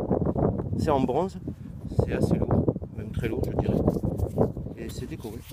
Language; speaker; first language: French; native; French